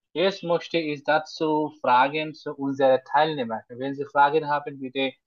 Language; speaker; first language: German; non-native, fluent; Bangla